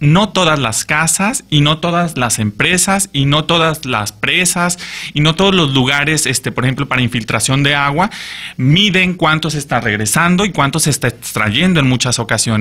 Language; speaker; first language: Spanish; native; Spanish